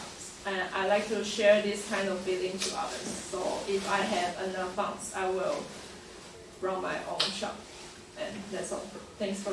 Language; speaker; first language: English; non-native, fluent; Chinese